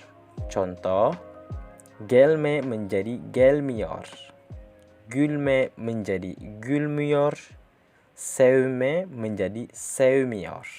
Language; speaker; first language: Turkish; non-native, fluent; Indonesian